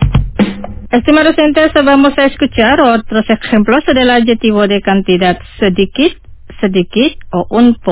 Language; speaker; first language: Spanish; non-native, fluent; Indonesian